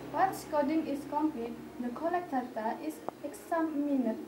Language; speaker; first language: English; non-native, learner; Indonesian